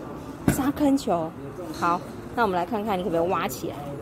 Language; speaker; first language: Chinese; native; Chinese